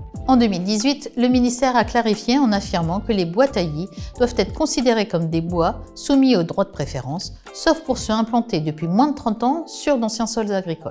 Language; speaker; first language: French; native; French